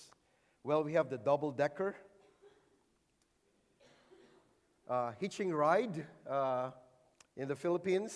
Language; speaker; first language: English; non-native, local second language; Filipino